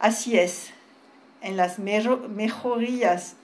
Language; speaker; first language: Spanish; early bilingual, heritage; French